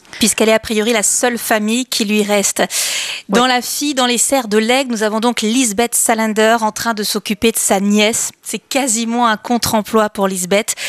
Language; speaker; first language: French; native; French